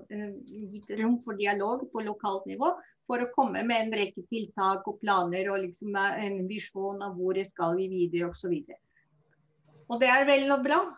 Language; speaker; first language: Norwegian; non-native, fluent; Spanish